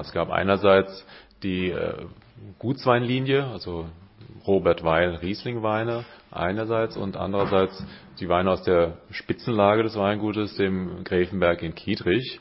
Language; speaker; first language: German; native; German